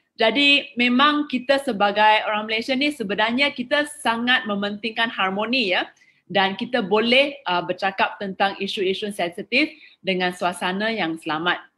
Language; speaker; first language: Malay; non-native, local second language; English